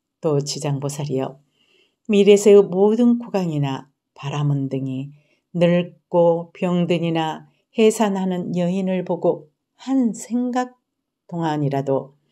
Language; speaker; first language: Korean; native; Korean